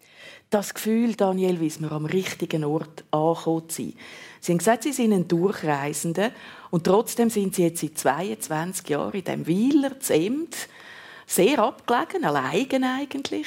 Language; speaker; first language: German; native; German